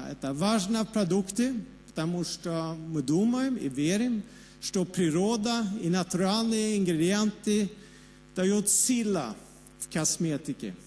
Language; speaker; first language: Russian; non-native, fluent; Swedish